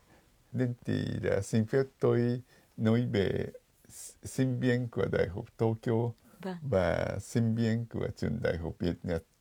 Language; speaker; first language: Vietnamese; non-native, fluent; Japanese